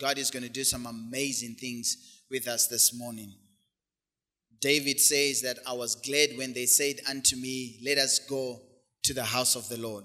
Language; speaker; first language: English; non-native, local second language; Shona